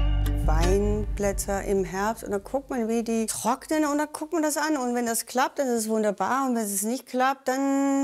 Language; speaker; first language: German; non-native, fluent; Danish